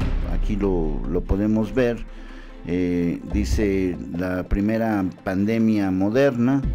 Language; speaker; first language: Spanish; native; Spanish